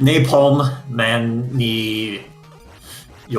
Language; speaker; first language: Japanese; non-native, learner; English